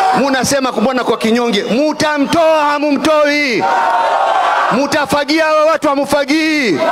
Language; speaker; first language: Swahili; native; Swahili